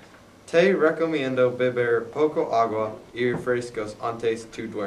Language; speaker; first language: Spanish; non-native, learner; English